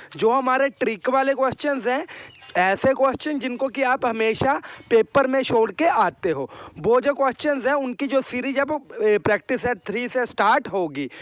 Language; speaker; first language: Hindi; native; Hindi